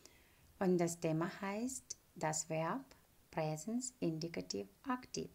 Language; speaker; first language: German; non-native, fluent; Ukrainian